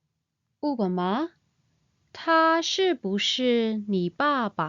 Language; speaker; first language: Chinese; non-native, fluent; Burmese